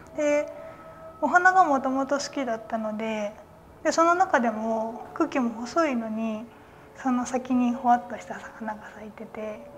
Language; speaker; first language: Japanese; native; Japanese